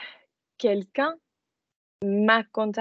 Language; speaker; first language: French; non-native, learner; English